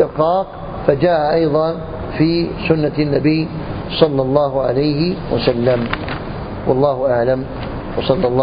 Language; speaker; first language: Arabic; native; Arabic